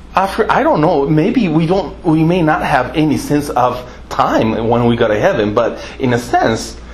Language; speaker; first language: English; non-native, fluent; Japanese